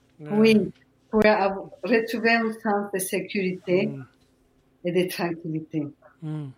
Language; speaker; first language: French; non-native, fluent; Spanish